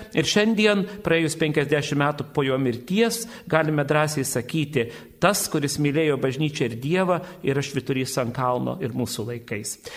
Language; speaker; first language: Lithuanian; native; Lithuanian